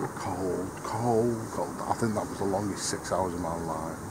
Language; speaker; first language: English; native; English